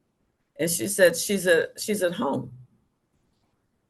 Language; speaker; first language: English; native; English